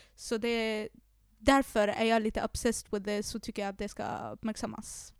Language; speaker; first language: Swedish; early bilingual, other home language; Arabic